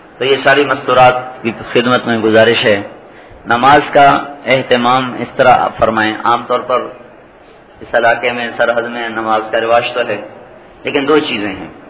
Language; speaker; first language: Urdu; non-native, local second language; Punjabi